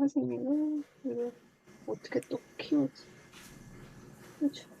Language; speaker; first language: Korean; native; Korean